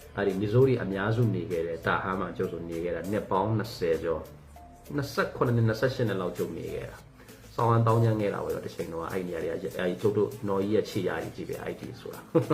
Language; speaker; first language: Burmese; non-native, local second language; Mizo